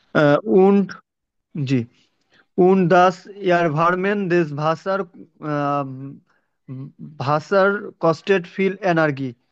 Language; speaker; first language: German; non-native, learner; Bangla